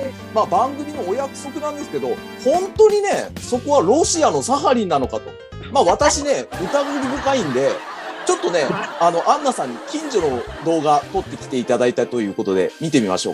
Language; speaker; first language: Japanese; native; Japanese